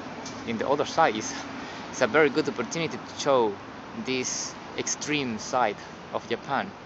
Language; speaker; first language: English; non-native, learner; Spanish